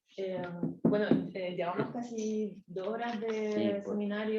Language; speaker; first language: Spanish; native; Spanish